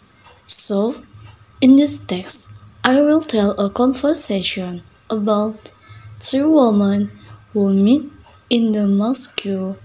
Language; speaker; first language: English; non-native, learner; Indonesian